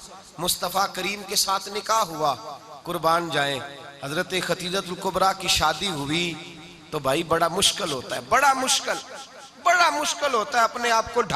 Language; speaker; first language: Hindi; non-native, local second language; Punjabi